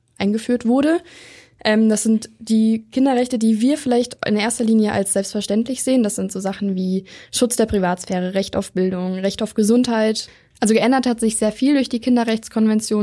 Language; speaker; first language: German; native; German